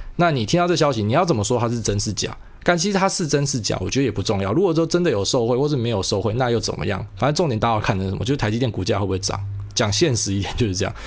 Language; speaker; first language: Chinese; native; Chinese